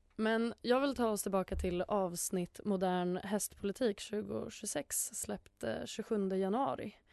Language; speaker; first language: Swedish; native; Swedish